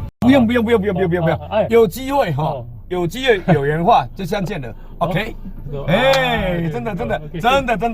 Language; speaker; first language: Chinese; native; Chinese